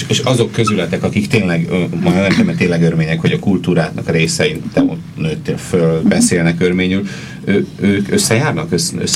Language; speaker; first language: Hungarian; native; Hungarian